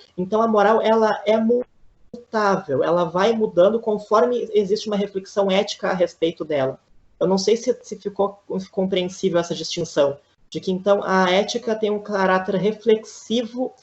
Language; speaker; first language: Portuguese; native; Portuguese